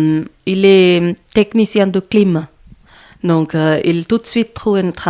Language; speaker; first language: French; non-native, learner; Malayalam